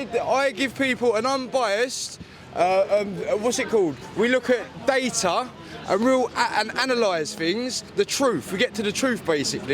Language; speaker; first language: English; native; English